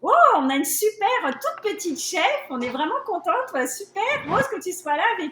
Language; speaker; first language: French; native; French